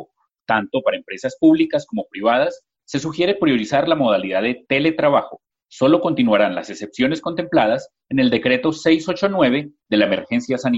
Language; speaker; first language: Spanish; native; Spanish